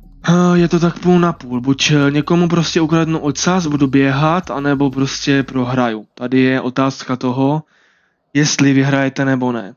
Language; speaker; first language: Czech; native; Czech